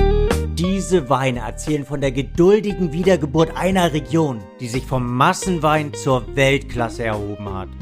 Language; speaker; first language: German; native; German